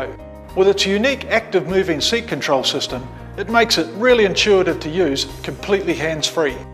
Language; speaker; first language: English; native; English